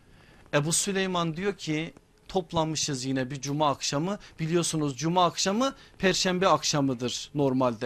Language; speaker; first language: Turkish; native; Turkish